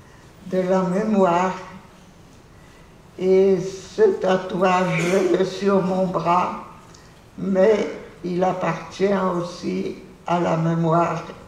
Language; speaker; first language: French; non-native, fluent; Polish